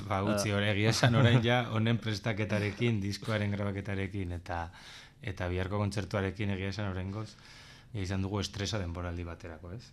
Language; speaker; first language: Basque; non-native, local second language; Spanish